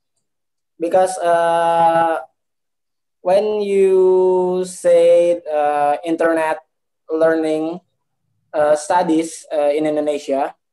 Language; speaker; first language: English; non-native, learner; Indonesian